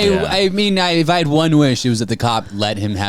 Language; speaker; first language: English; native; English